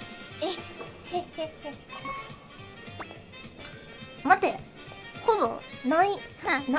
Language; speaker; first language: Japanese; native; Japanese